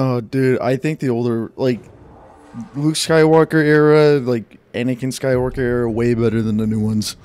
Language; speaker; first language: English; native; English